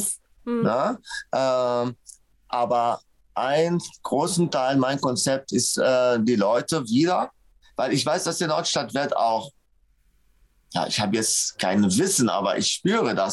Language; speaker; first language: German; non-native, fluent; Arabic